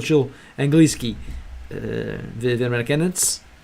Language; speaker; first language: Russian; non-native, learner; English